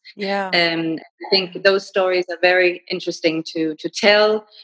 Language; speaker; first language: English; non-native, fluent; Danish